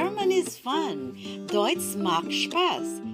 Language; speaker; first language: German; non-native, fluent; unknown